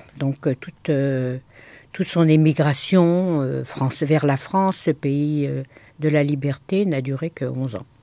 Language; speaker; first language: French; native; French